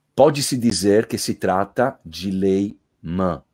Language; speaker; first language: Portuguese; non-native, fluent; Italian